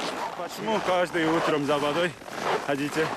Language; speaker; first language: Russian; non-native, learner; Korean